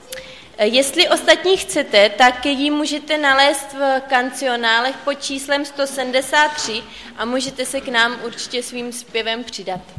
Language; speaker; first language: Czech; native; Czech